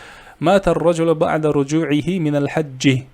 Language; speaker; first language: Arabic; non-native, fluent; Kazakh